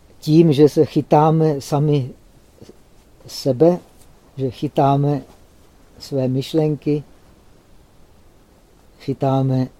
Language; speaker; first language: Czech; native; Czech